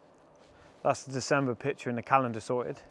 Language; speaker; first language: English; native; English